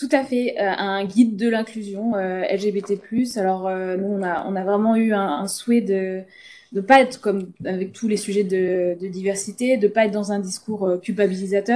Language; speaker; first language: French; native; French